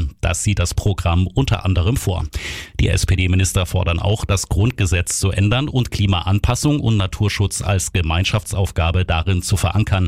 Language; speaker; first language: German; native; German